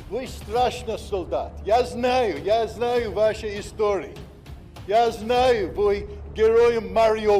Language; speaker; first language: Russian; non-native, learner; English